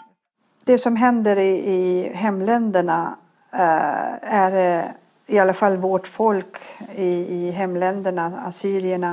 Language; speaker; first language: Swedish; early bilingual, other home language; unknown